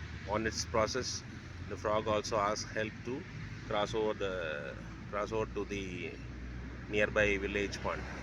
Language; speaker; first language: English; non-native, local second language; Tamil